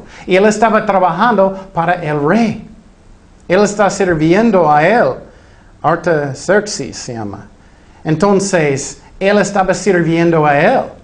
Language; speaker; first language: Spanish; non-native, fluent; English